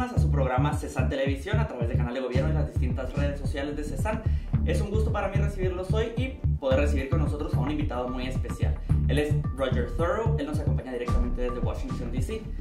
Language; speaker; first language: Spanish; native; Spanish